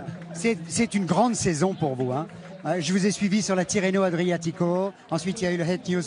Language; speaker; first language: French; native; French